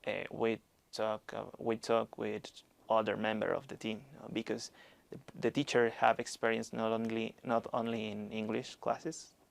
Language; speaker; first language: English; non-native, learner; Spanish